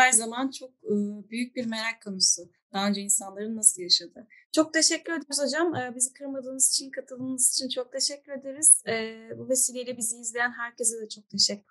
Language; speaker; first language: Turkish; native; Turkish